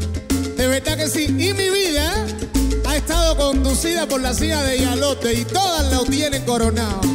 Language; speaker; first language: Spanish; native; Spanish